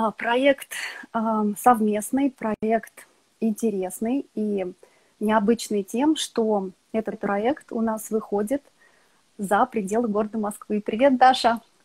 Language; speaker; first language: Russian; native; Russian